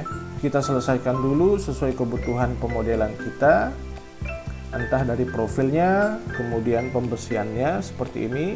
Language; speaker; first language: Indonesian; native; Indonesian